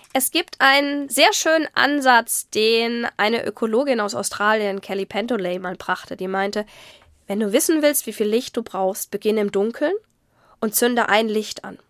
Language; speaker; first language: German; native; German